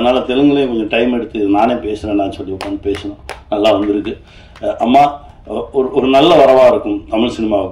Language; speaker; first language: Tamil; native; Tamil